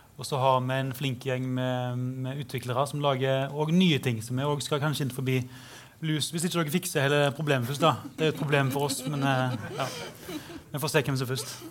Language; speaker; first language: Norwegian; native; Norwegian